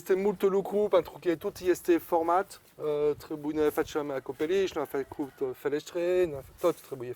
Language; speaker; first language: Romanian; non-native, learner; French